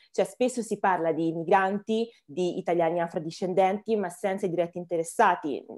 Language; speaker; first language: Italian; early bilingual, other home language; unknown